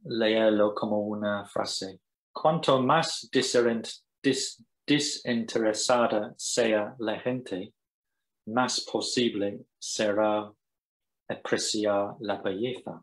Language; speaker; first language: Spanish; non-native, fluent; English